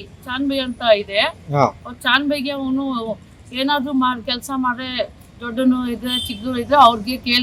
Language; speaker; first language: Kannada; non-native, local second language; Urdu